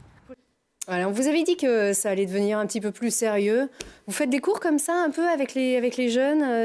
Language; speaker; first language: French; native; French